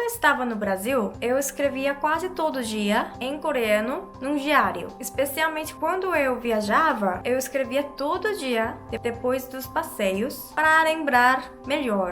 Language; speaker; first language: Portuguese; non-native, fluent; Korean